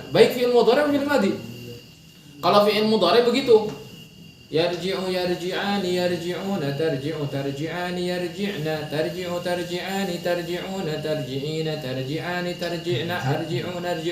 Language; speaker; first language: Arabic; non-native, fluent; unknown